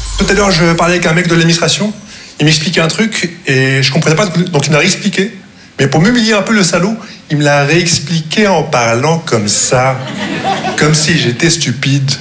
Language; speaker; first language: French; non-native, local second language; Arabic